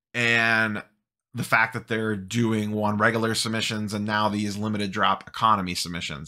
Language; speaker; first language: English; native; English